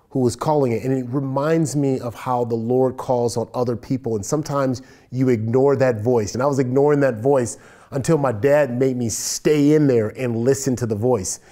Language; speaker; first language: English; native; English